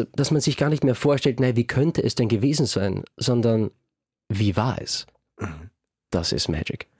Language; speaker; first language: German; native; German